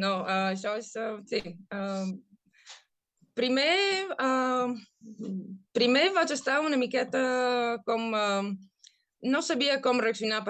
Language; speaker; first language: Catalan; non-native, fluent; Bulgarian